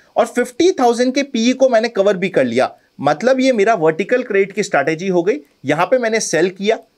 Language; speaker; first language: Hindi; native; Hindi